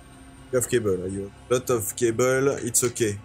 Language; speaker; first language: English; non-native, learner; French